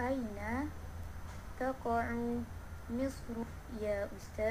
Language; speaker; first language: Arabic; non-native, learner; Malay